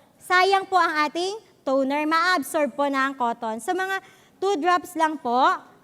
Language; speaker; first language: Filipino; native; Filipino